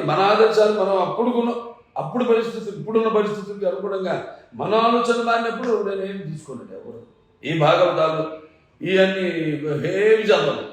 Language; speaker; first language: Telugu; native; Telugu